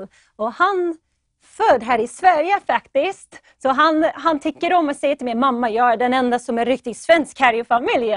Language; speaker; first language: Swedish; non-native, fluent; English